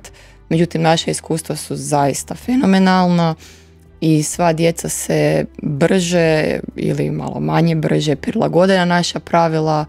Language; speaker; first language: Croatian; native; Croatian